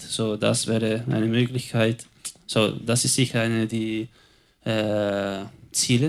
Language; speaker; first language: German; non-native, local second language; Italian